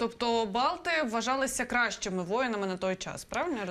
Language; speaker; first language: Ukrainian; native; Ukrainian